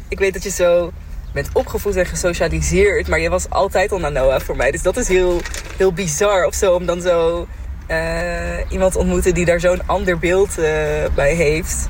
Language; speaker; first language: Dutch; native; Dutch